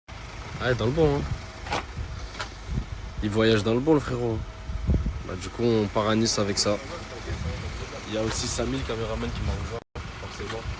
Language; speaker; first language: French; native; French